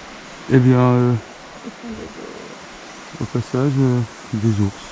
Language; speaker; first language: French; native; French